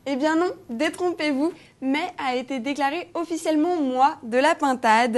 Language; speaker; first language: French; native; French